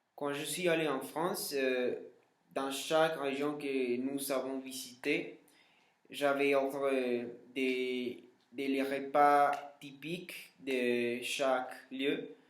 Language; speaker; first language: French; non-native, learner; Spanish